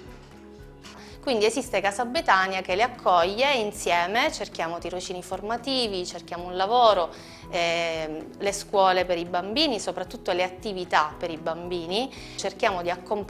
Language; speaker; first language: Italian; native; Italian